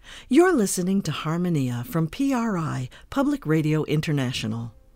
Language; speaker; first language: English; native; English